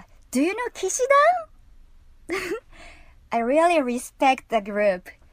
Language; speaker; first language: English; non-native, learner; Japanese